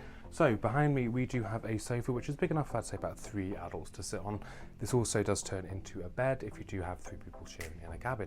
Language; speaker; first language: English; native; English